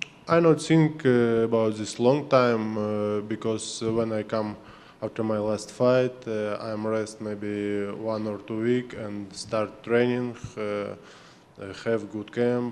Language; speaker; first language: English; non-native, learner; Russian